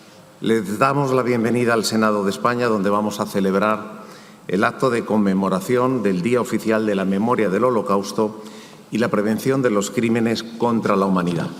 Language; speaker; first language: Spanish; native; Spanish